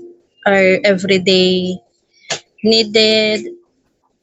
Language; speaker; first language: English; non-native, local second language; Filipino